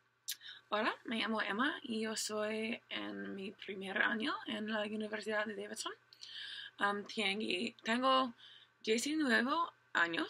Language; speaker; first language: Spanish; non-native, learner; English